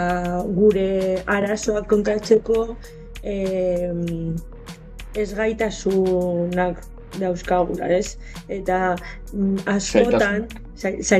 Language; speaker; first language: Basque; non-native, fluent; Spanish